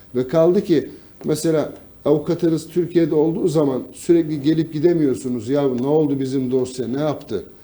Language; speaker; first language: Turkish; native; Turkish